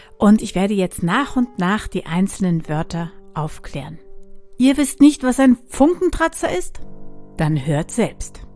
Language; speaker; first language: German; native; German